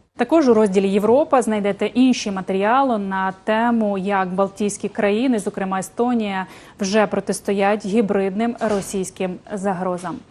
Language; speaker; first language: Ukrainian; native; Ukrainian